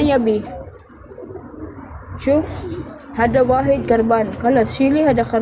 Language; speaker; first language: Arabic; non-native, learner; Cebuano